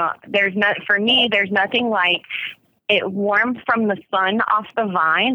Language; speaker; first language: English; native; English